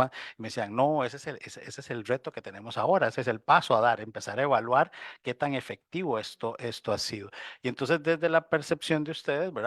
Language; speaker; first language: Spanish; native; Spanish